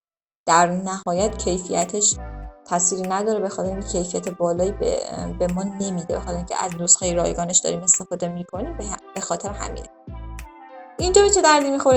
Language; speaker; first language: Persian; native; Persian